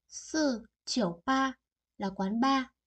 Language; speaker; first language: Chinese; non-native, fluent; Vietnamese